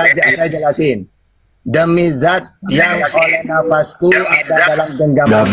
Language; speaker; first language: Indonesian; native; Indonesian